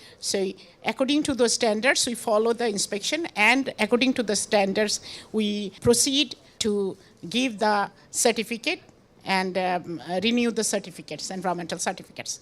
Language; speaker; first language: English; non-native, local second language; Bangla